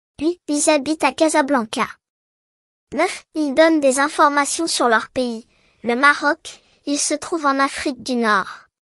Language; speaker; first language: French; non-native, local second language; Arabic